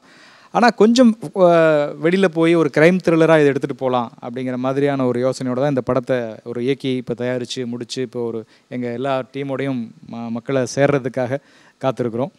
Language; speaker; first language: Tamil; native; Tamil